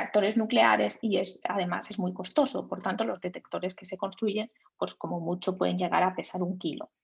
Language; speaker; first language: Spanish; native; Spanish